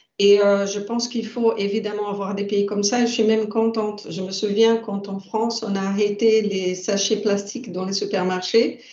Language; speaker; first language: French; non-native, fluent; Portuguese